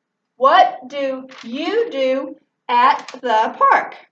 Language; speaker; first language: English; native; English